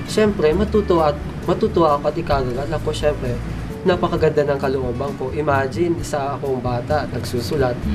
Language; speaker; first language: Filipino; non-native, local second language; Iloko